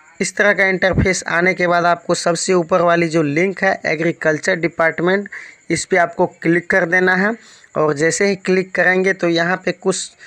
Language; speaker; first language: Hindi; native; Hindi